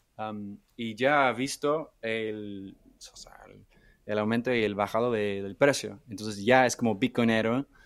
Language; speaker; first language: Spanish; non-native, fluent; English